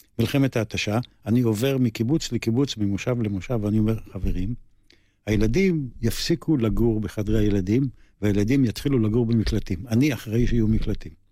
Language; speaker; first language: Hebrew; native; Hebrew